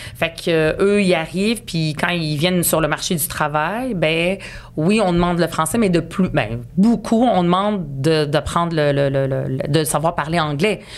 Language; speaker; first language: French; early bilingual, other home language; Arabic